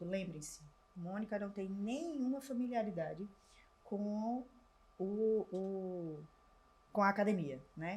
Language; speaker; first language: Portuguese; native; Portuguese